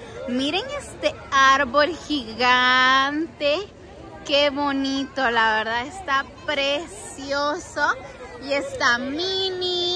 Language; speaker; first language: Spanish; native; Spanish